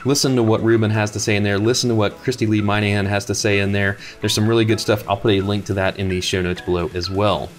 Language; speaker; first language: English; native; English